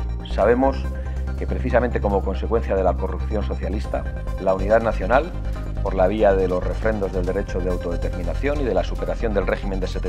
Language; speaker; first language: Spanish; native; Spanish